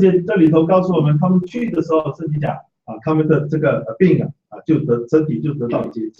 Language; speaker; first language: Chinese; native; Chinese